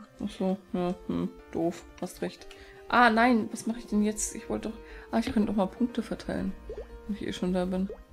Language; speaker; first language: German; native; German